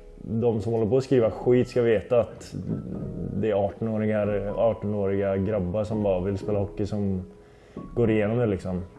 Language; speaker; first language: Swedish; native; Swedish